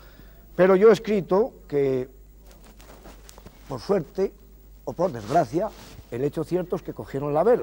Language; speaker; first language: Spanish; native; Spanish